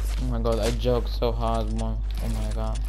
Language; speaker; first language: English; non-native, learner; German